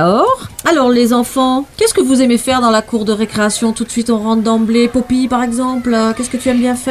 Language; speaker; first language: French; native; French